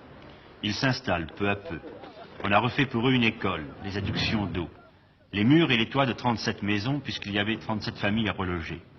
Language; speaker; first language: French; native; French